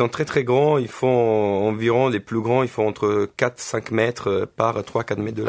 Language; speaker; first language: French; non-native, fluent; Italian